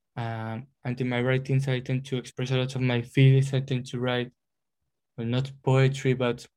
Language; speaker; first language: English; non-native, fluent; Spanish